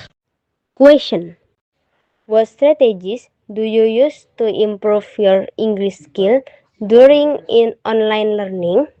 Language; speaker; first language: English; non-native, learner; Indonesian